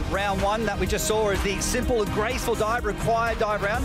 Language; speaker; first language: English; native; English